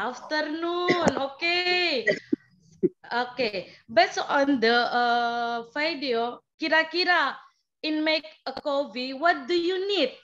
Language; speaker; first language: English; non-native, learner; Indonesian